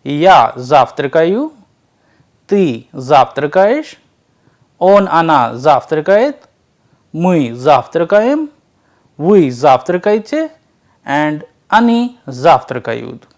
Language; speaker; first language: Russian; non-native, fluent; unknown